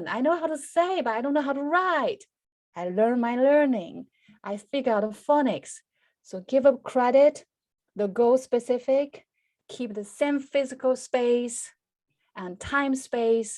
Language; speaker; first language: English; non-native, fluent; Chinese